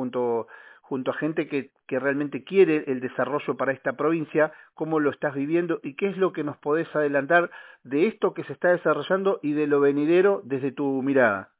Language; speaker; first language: Spanish; native; Spanish